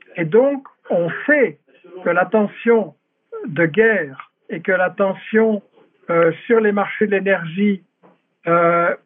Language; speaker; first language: French; native; French